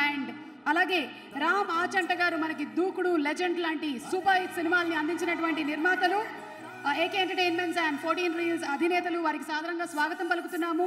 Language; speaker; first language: Telugu; native; Telugu